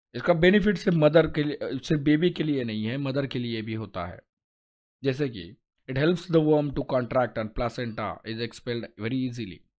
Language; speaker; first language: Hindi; non-native, local second language; Marathi